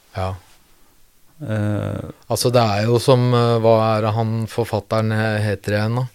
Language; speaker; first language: Norwegian; native; Norwegian